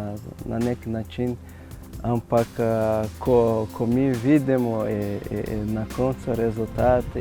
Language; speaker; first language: Slovenian; non-native, fluent; Portuguese